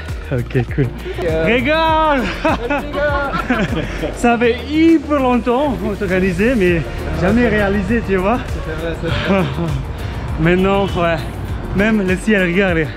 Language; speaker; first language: French; non-native, fluent; Javanese